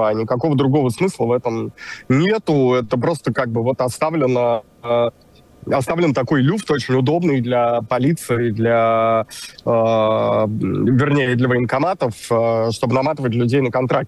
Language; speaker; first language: Russian; native; Russian